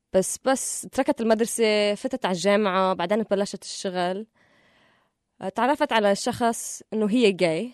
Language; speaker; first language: Arabic; native; Arabic